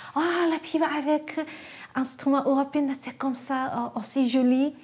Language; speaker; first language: French; non-native, learner; Chinese